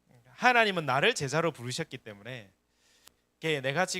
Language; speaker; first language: Korean; native; Korean